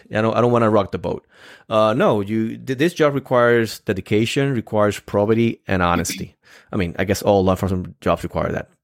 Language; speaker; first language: English; non-native, fluent; Spanish